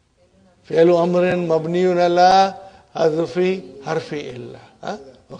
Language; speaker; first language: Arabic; non-native, fluent; English